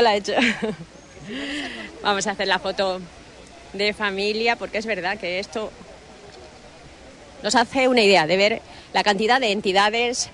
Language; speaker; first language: Spanish; native; Spanish